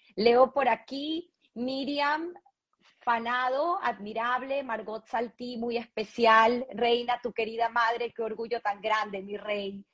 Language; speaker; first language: Spanish; native; Spanish